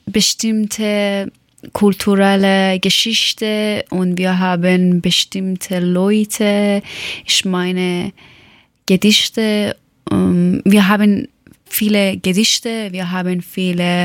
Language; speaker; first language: German; non-native, learner; Persian